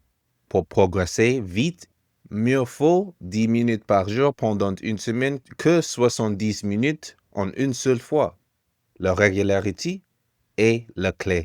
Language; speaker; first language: French; non-native, fluent; English